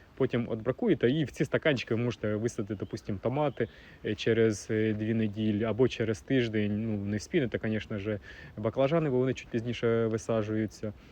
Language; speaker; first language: Ukrainian; non-native, local second language; Russian